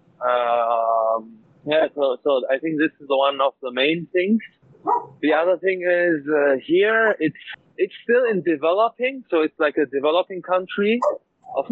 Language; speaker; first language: English; non-native, learner; German